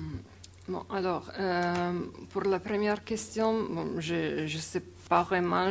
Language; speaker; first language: French; non-native, fluent; Italian